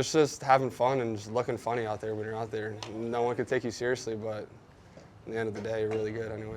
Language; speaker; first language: English; native; English